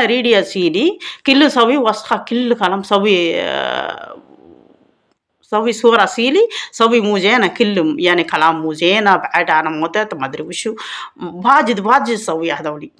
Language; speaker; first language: Arabic; non-native, learner; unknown